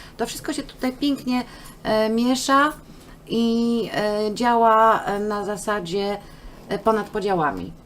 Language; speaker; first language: Polish; native; Polish